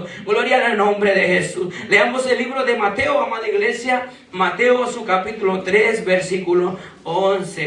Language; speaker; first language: Spanish; native; Spanish